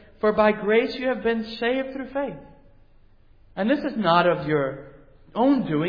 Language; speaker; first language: English; native; English